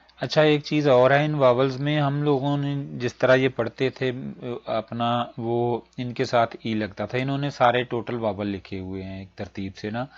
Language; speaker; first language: Urdu; native; Urdu